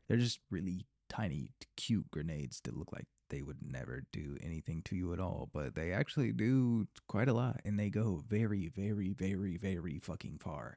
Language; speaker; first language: English; native; English